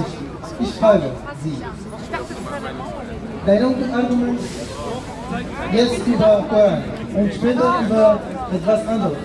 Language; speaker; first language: German; non-native, learner; Arabic